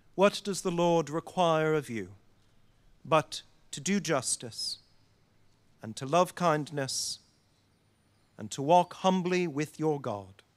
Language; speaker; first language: English; native; English